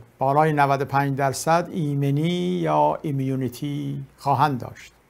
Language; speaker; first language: Persian; native; Persian